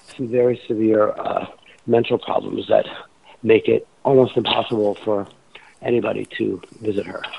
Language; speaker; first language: English; native; English